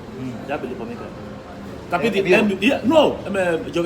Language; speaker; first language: Indonesian; non-native, fluent; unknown